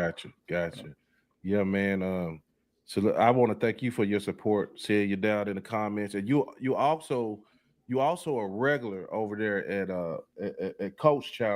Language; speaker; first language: English; native; English